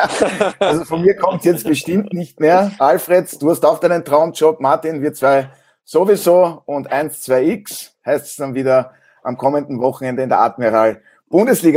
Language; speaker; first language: German; native; German